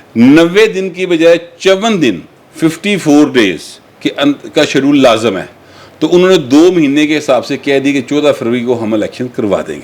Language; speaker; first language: Urdu; non-native, local second language; Punjabi